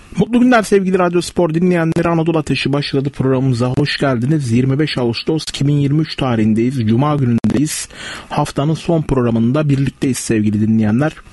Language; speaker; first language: Turkish; native; Turkish